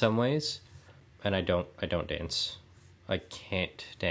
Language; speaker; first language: English; native; English